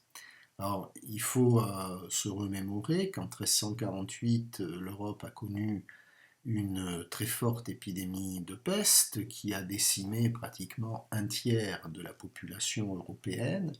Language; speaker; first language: French; native; French